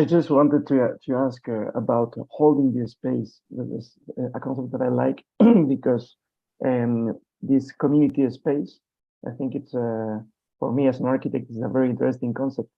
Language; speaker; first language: English; non-native, fluent; Spanish